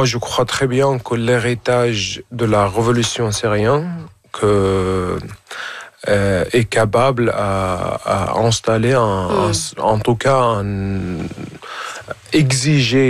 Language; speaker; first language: French; non-native, fluent; Arabic